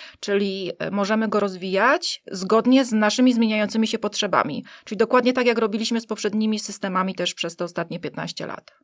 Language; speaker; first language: Polish; native; Polish